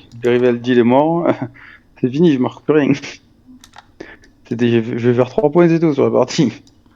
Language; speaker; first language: French; native; French